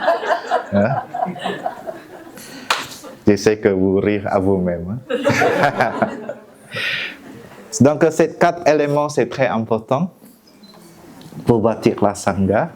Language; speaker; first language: French; non-native, fluent; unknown